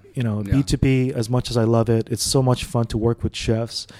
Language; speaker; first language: English; early bilingual, other home language; Arabic